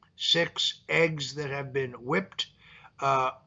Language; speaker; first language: English; early bilingual, other home language; Italian